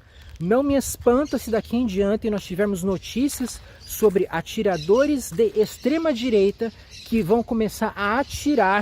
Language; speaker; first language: Portuguese; native; Portuguese